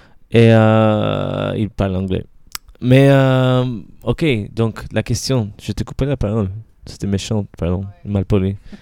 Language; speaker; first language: French; non-native, fluent; Spanish